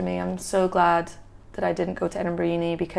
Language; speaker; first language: English; native; English